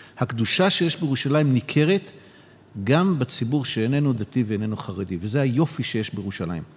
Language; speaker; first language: Hebrew; native; Hebrew